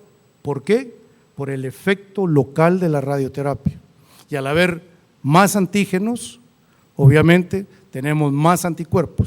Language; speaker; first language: Spanish; native; Spanish